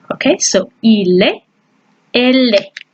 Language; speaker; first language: French; non-native, fluent; English